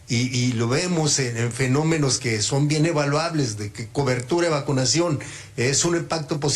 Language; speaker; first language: Spanish; native; Spanish